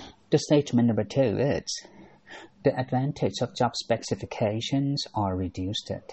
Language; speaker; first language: English; non-native, fluent; Thai